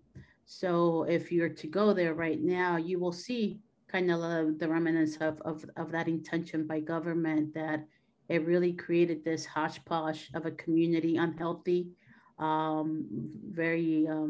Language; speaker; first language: English; native; English